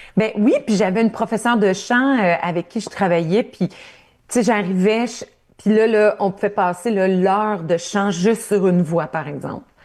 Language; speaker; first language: French; native; French